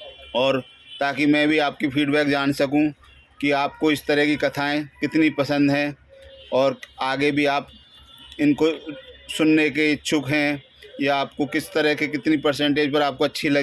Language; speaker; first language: Hindi; native; Hindi